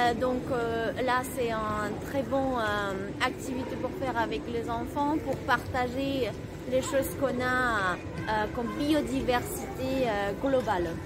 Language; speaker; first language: French; non-native, fluent; Spanish